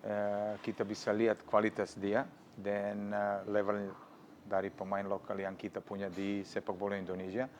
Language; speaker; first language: Indonesian; non-native, fluent; Serbian